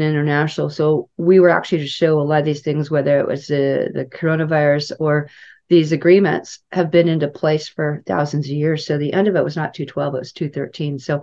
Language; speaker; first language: English; native; English